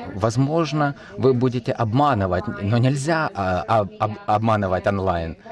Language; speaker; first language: Russian; non-native, fluent; Italian